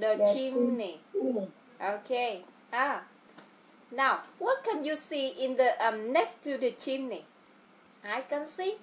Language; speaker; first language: English; non-native, fluent; Vietnamese